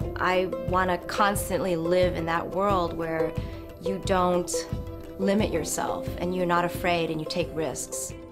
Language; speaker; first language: English; early bilingual, other home language; Chinese